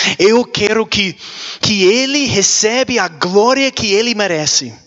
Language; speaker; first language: Portuguese; non-native, learner; English